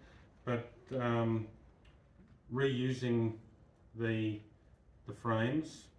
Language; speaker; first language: English; native; English